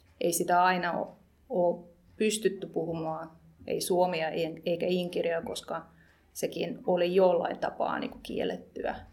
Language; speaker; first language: Finnish; non-native, fluent; Russian